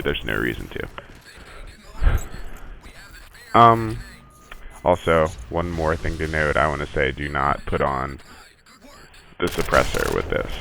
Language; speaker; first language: English; native; English